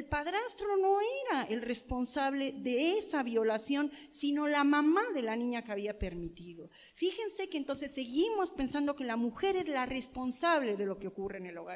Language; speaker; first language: Spanish; native; Spanish